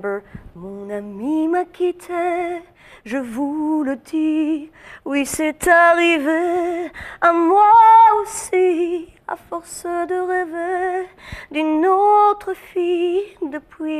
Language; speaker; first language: English; non-native, fluent; French